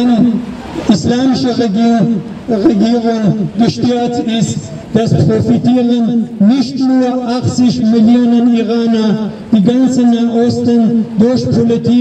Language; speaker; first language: German; non-native, learner; Persian